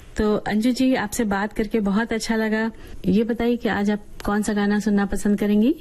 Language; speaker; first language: Hindi; native; Hindi